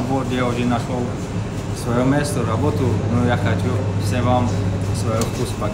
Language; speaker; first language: Russian; non-native, learner; Tajik